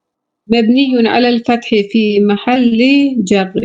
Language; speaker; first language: Arabic; non-native, learner; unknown